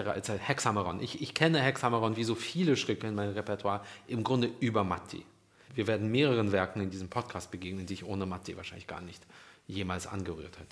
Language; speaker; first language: German; early bilingual, other home language; Russian